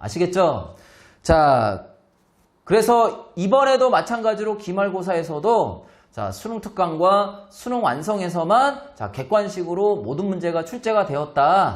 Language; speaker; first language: Korean; native; Korean